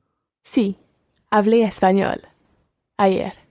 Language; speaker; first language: Spanish; non-native, learner; English